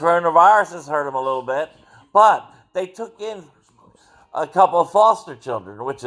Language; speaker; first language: English; native; English